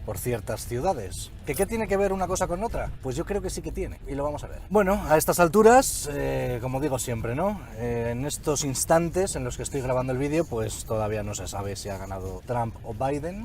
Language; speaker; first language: Spanish; native; Spanish